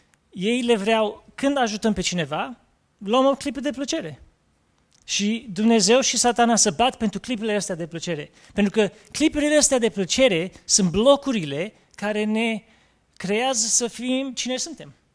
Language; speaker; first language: Romanian; early bilingual, heritage; Romanian